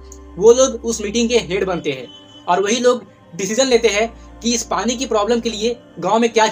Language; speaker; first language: Hindi; native; Hindi